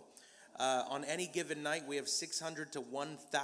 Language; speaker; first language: English; native; English